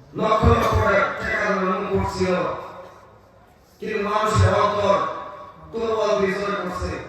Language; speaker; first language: Bangla; native; Bangla